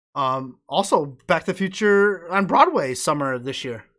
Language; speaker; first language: English; native; English